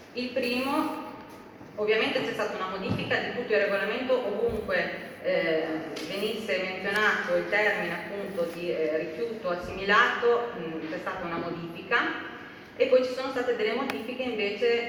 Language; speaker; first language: Italian; native; Italian